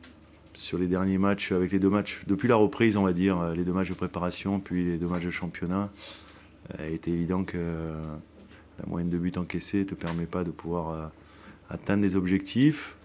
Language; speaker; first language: French; native; French